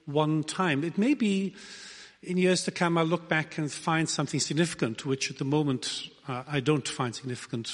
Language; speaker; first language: English; native; English